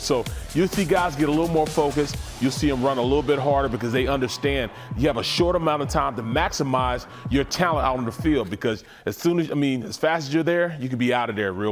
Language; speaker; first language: English; native; English